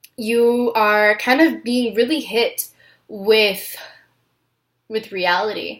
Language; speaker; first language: English; native; English